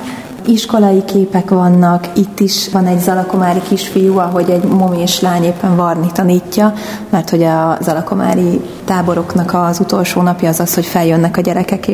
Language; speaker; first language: Hungarian; native; Hungarian